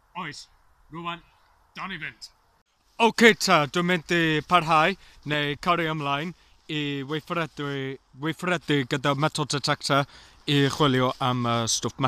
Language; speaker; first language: Welsh; non-native, learner; English